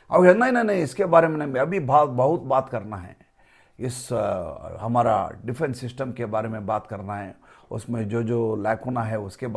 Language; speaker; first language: Hindi; non-native, local second language; Kannada